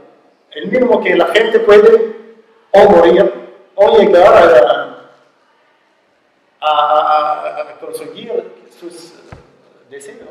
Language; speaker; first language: Spanish; non-native, learner; Arabic